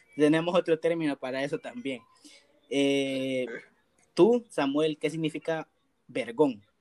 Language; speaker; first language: Spanish; native; Spanish